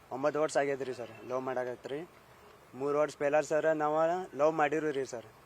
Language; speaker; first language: Kannada; native; Kannada